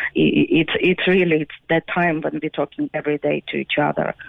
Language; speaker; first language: English; non-native, fluent; Ukrainian